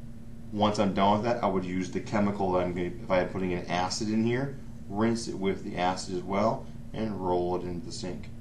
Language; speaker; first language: English; native; English